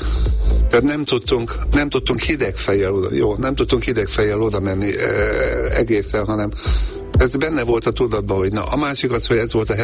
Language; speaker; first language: Hungarian; native; Hungarian